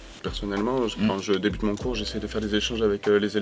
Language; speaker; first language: French; native; French